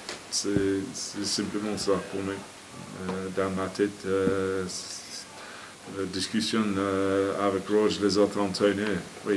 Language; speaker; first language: French; non-native, fluent; English